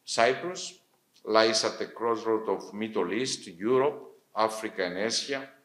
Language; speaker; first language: English; non-native, fluent; Greek